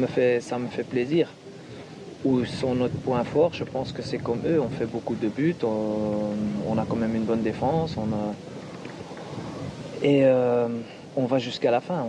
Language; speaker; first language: French; non-native, local second language; Dutch